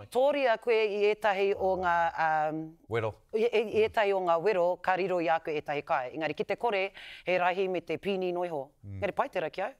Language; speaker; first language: Māori; non-native, local second language; English